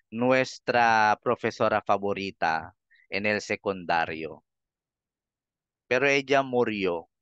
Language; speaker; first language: Spanish; non-native, fluent; Filipino